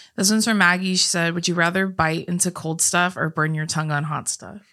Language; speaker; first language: English; native; English